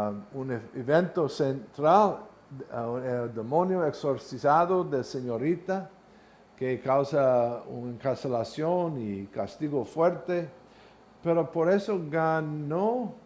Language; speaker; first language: Spanish; non-native, learner; English